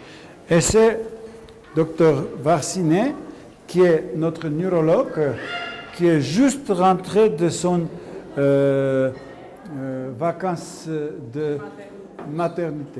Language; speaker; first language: French; non-native, learner; Armenian